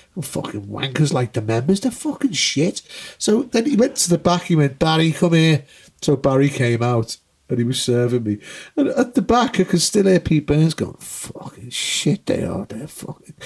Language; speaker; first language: English; native; English